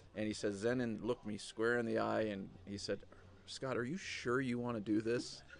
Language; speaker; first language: English; native; English